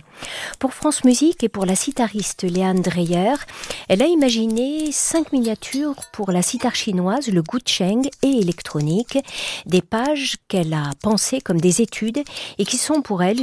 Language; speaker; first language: French; native; French